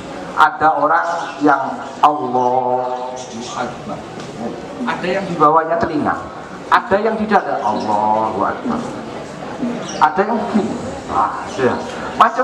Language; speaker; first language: Indonesian; native; Indonesian